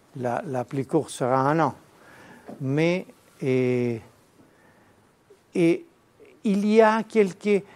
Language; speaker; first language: French; non-native, fluent; Spanish